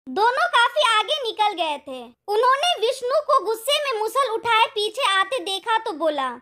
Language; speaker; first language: Hindi; native; Hindi